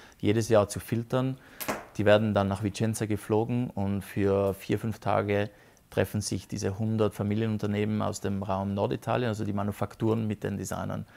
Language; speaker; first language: German; native; German